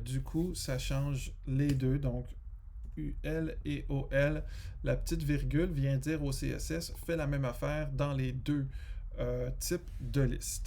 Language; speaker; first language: French; native; French